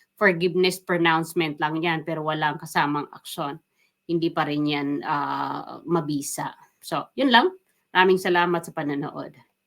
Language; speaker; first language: Filipino; non-native, local second language; Waray